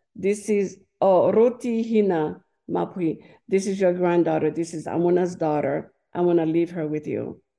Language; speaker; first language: English; non-native, fluent; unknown